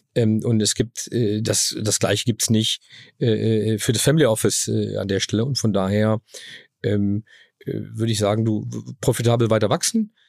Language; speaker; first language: German; native; German